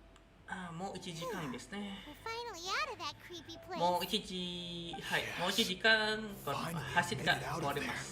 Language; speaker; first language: Japanese; non-native, learner; Indonesian